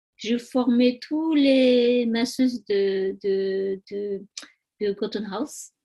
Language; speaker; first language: French; non-native, learner; Tibetan